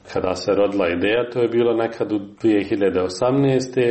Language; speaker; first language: Serbian; native; Serbian